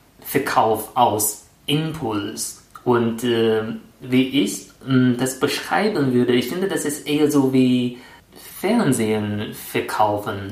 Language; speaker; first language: German; non-native, fluent; Chinese